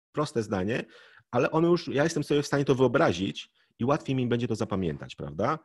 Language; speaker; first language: Polish; native; Polish